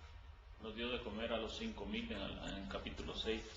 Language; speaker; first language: Spanish; native; Spanish